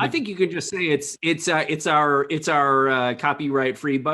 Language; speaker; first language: English; native; English